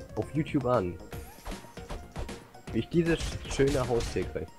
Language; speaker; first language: German; native; German